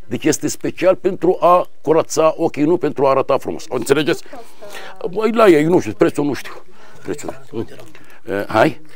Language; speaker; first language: Romanian; non-native, fluent; Arabic